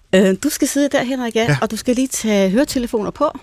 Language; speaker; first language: Danish; native; Danish